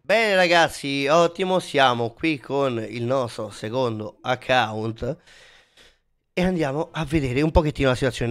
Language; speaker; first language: Italian; native; Italian